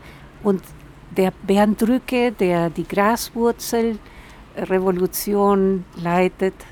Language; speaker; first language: German; non-native, fluent; Spanish